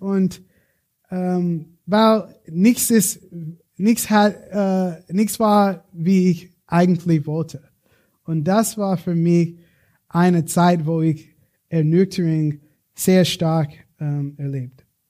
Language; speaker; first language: German; non-native, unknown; English